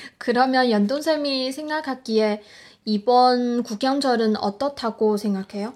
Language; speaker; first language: Korean; native; Korean